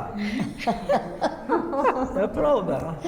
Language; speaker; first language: Polish; early bilingual, heritage; Polish